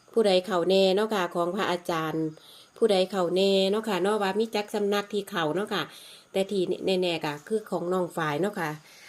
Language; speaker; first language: Thai; native; Thai